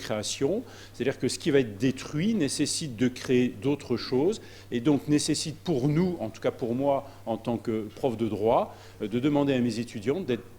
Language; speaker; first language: French; native; French